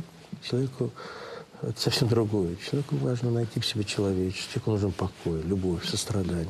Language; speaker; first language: Russian; native; Russian